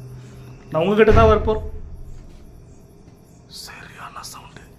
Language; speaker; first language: Tamil; native; Tamil